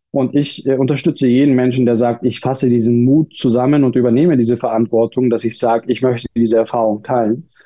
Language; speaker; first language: German; early bilingual, other home language; Turkish